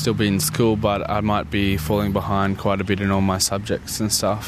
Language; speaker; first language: English; native; English